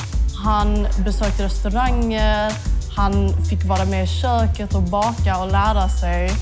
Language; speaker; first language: Swedish; early bilingual, other home language; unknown